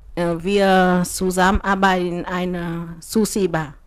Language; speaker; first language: German; non-native, learner; Vietnamese